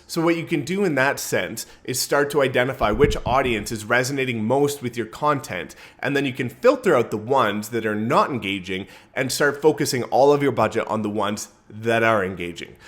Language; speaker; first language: English; native; English